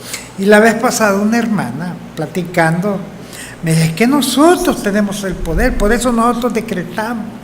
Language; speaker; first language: Spanish; native; Spanish